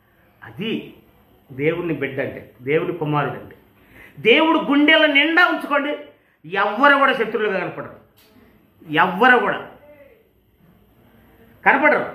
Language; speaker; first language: Telugu; native; Telugu